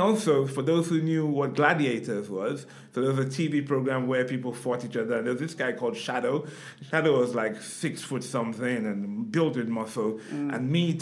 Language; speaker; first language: English; non-native, local second language; Yoruba